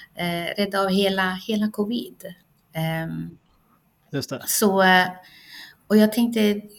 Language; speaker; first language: Swedish; non-native, fluent; Persian